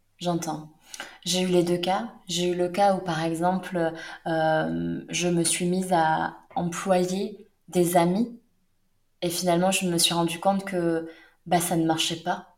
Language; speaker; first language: French; native; French